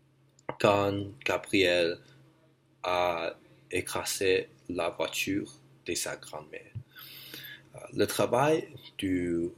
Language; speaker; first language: French; non-native, learner; English